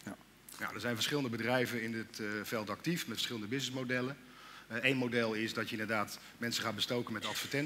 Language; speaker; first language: Dutch; native; Dutch